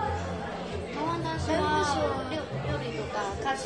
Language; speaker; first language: Japanese; non-native, learner; Chinese